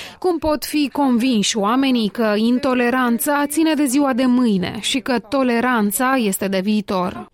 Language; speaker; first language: Romanian; native; Romanian